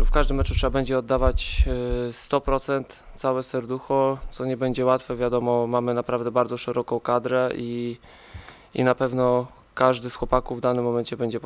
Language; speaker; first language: Polish; native; Polish